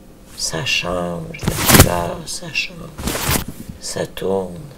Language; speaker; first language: French; native; French